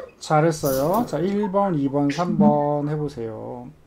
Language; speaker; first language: Korean; native; Korean